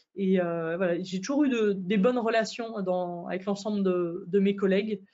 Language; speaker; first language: French; native; French